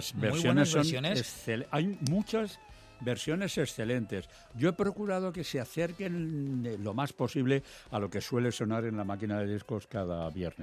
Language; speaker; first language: Spanish; native; Spanish